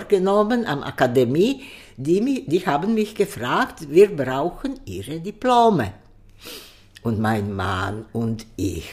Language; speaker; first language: German; non-native, learner; Croatian